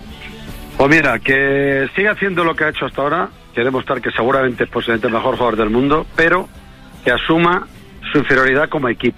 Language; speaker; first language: Spanish; native; Spanish